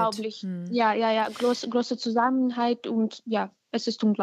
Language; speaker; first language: German; non-native, fluent; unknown